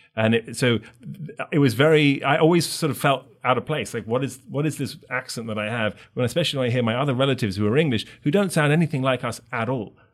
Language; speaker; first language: English; native; English